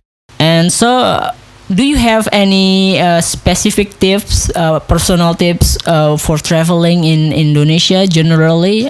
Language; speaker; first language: English; non-native, local second language; Indonesian